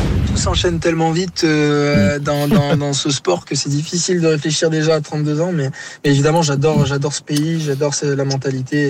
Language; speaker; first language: French; non-native, fluent; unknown